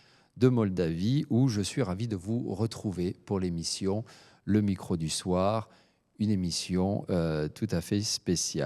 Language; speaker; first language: French; native; French